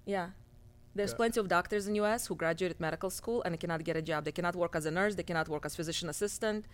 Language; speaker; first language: English; non-native, fluent; Russian